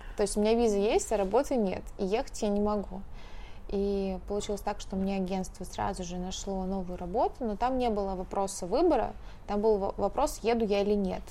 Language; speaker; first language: Russian; native; Russian